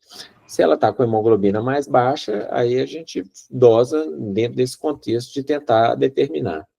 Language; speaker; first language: Portuguese; native; Portuguese